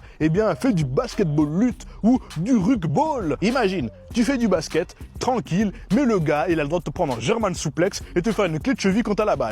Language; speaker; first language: French; native; French